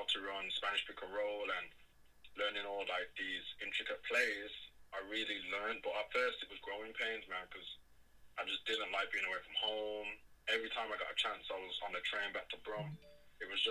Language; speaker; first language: English; native; English